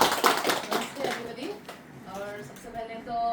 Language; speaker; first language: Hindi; non-native, local second language; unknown